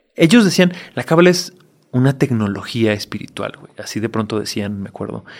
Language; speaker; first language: Spanish; native; Spanish